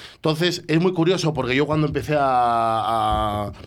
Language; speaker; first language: Spanish; native; Spanish